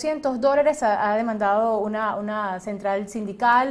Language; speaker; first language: Spanish; native; Spanish